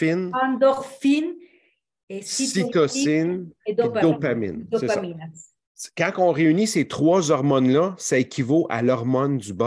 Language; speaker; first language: French; native; French